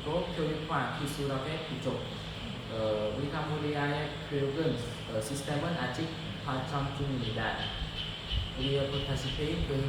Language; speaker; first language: Korean; non-native, learner; Khmer